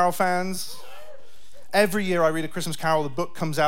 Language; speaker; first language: English; native; English